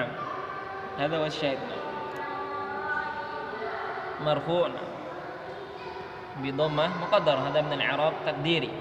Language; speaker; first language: Arabic; non-native, fluent; Indonesian